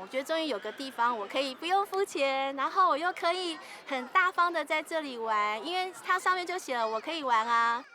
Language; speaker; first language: Chinese; native; Chinese